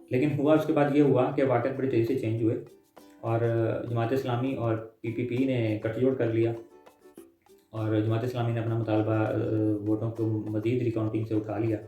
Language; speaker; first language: Urdu; native; Urdu